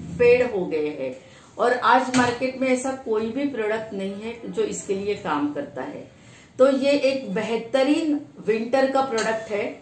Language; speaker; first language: Hindi; non-native, local second language; Marathi